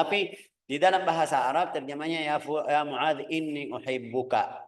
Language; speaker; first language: Indonesian; non-native, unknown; Arabic